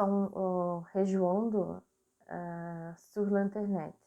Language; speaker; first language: French; non-native, learner; Portuguese